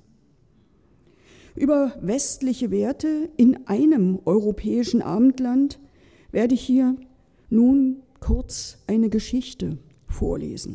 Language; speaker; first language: German; native; German